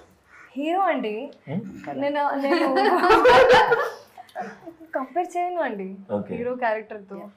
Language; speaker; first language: Telugu; non-native, fluent; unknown